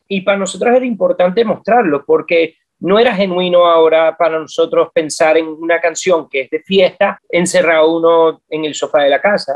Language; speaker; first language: Spanish; native; Spanish